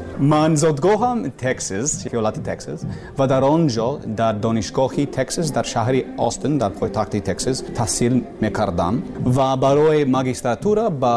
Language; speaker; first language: Persian; non-native, learner; English